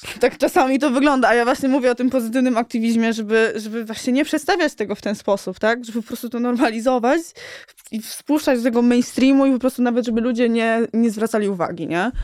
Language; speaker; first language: Polish; native; Polish